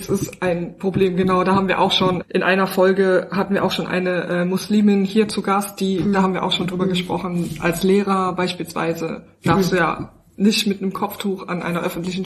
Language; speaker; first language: German; native; German